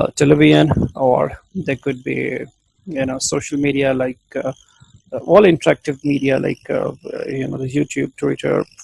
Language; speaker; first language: English; non-native, local second language; Urdu